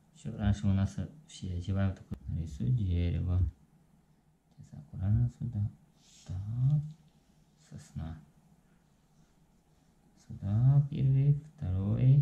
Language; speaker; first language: Russian; non-native, learner; Chinese